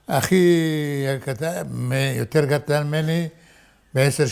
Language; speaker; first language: Hebrew; non-native, fluent; Arabic